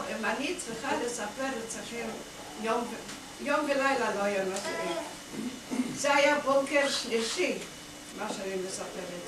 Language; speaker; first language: Hebrew; non-native, fluent; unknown